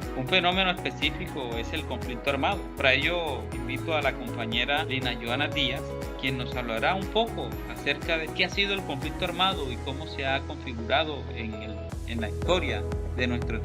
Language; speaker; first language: Spanish; native; Spanish